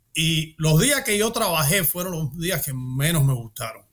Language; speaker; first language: Spanish; early bilingual, heritage; Spanish